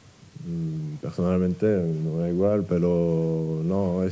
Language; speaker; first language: Spanish; non-native, fluent; French